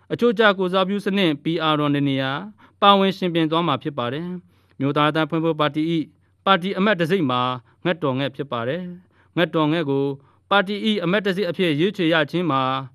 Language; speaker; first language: Burmese; non-native, local second language; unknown